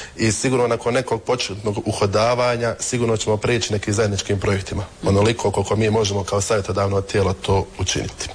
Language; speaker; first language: Croatian; native; Croatian